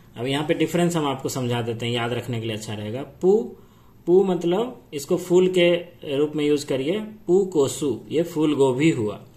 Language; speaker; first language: Hindi; native; Hindi